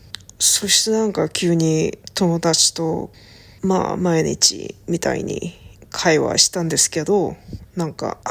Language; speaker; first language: Japanese; non-native, learner; Korean